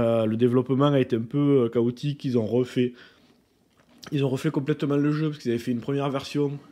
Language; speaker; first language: French; native; French